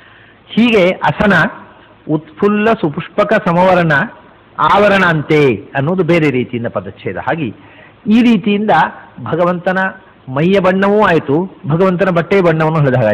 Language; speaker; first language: Kannada; native; Kannada